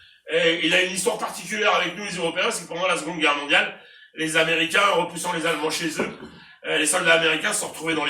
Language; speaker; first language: French; native; French